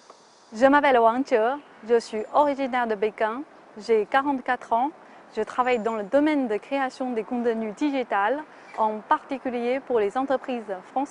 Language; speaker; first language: French; non-native, fluent; Chinese